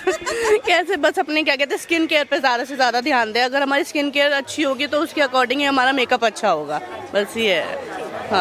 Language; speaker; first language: Hindi; native; Hindi